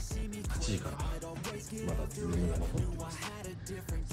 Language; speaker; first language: Japanese; native; Japanese